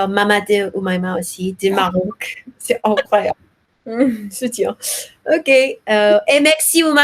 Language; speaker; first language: French; non-native, learner; Korean